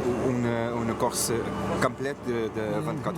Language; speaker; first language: French; non-native, fluent; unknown